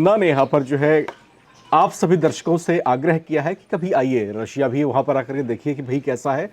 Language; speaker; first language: Hindi; native; Hindi